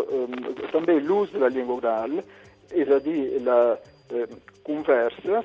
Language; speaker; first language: Catalan; non-native, local second language; Italian